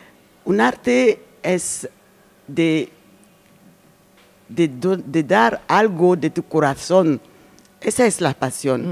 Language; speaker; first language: Spanish; non-native, learner; French